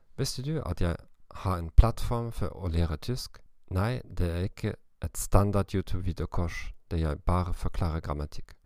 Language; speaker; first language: Norwegian; non-native, learner; German